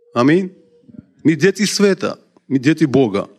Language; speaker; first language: Russian; non-native, local second language; Georgian